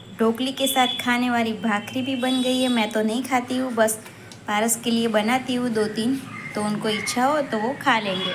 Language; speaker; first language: Hindi; non-native, local second language; Gujarati